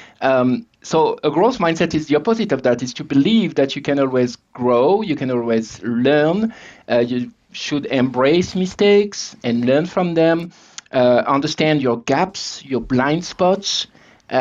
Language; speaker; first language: English; non-native, fluent; French